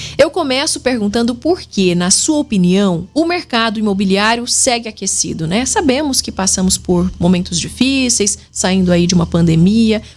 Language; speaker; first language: Portuguese; native; Portuguese